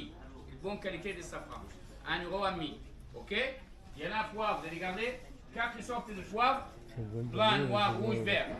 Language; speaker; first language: French; non-native, learner; Arabic